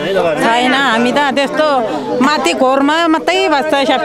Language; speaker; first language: Nepali; non-native, local second language; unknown